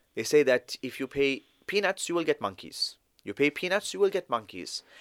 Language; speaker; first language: English; native; English